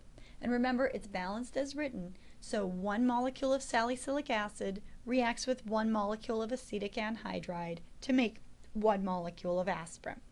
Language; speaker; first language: English; native; English